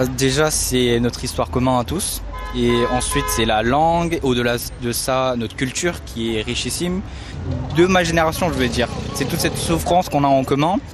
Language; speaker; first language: French; early bilingual, other home language; Tibetan